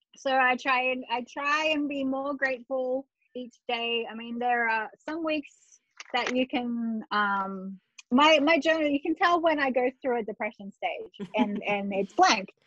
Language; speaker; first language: English; native; English